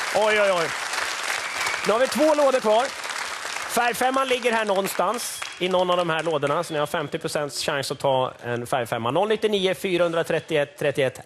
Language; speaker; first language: Swedish; native; Swedish